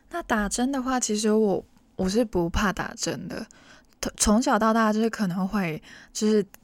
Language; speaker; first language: Chinese; non-native, local second language; Cantonese